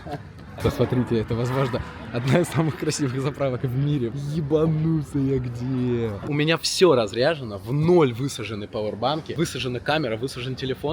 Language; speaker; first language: Russian; native; Russian